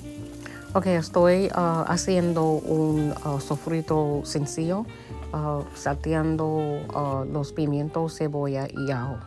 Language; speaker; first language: Spanish; early bilingual, heritage; Spanish